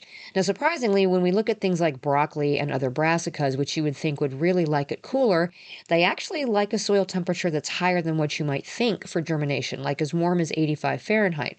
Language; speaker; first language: English; native; English